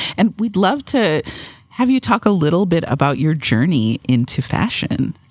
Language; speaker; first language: English; native; English